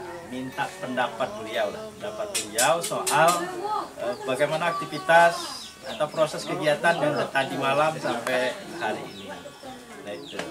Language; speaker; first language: Indonesian; native; Indonesian